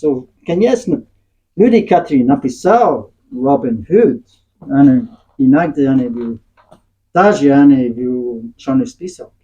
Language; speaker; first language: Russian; non-native, learner; English